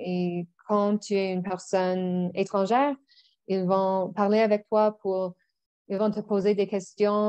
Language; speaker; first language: French; non-native, local second language; English